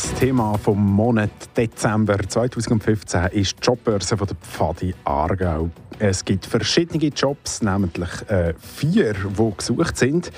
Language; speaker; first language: German; native; German